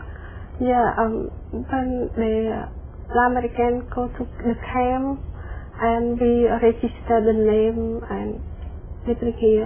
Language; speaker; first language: English; non-native, learner; Khmer